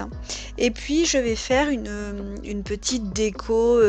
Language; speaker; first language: French; native; French